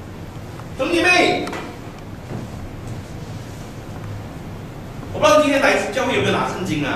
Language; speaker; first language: Chinese; native; Chinese